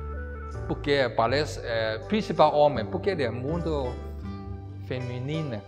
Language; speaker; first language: Portuguese; non-native, learner; Chinese